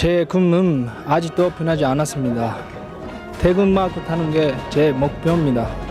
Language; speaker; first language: Korean; non-native, fluent; Japanese